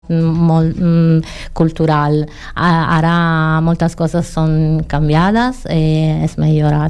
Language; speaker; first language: Catalan; non-native, learner; Italian